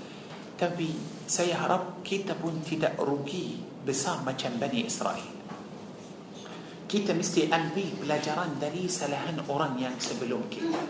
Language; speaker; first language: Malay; non-native, fluent; Arabic